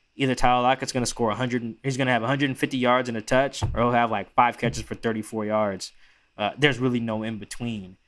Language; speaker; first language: English; native; English